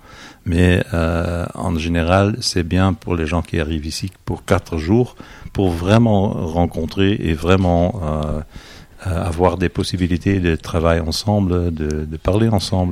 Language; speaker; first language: French; non-native, learner; Dutch